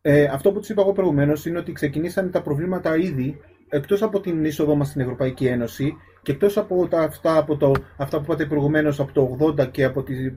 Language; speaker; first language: Greek; native; Greek